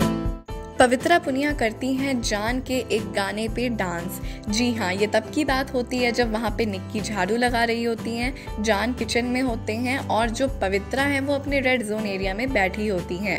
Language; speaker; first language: Hindi; native; Hindi